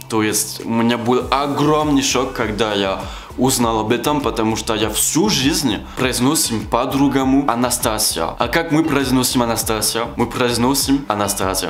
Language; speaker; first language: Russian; non-native, fluent; French